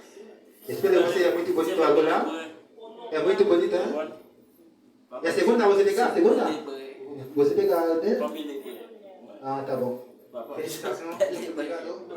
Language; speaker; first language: Portuguese; non-native, learner; Haitian Creole